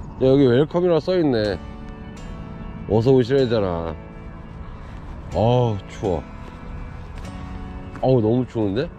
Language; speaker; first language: Korean; native; Korean